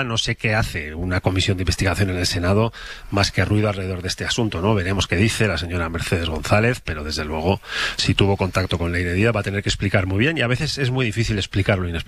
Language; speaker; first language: Spanish; native; Spanish